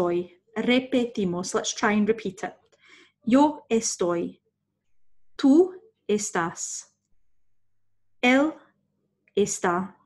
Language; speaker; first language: Spanish; non-native, fluent; English